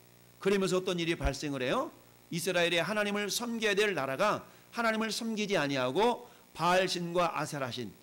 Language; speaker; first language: Korean; native; Korean